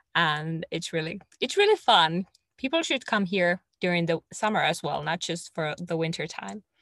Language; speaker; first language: English; non-native, fluent; Finnish